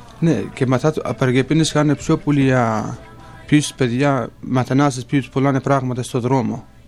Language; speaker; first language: Greek; non-native, learner; Kurdish